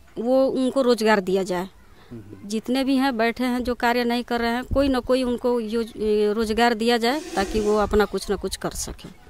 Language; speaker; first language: Hindi; non-native, local second language; Bhojpuri